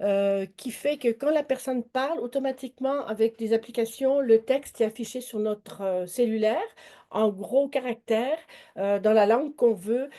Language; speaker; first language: French; native; French